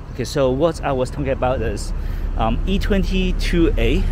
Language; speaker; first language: English; non-native, local second language; Cantonese